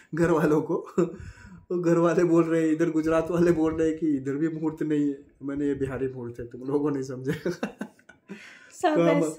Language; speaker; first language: Hindi; native; Hindi